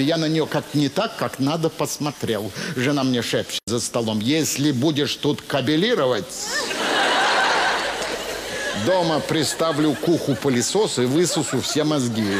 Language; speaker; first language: Russian; native; Russian